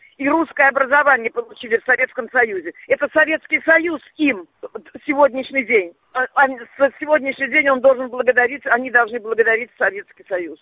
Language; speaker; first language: Russian; native; Russian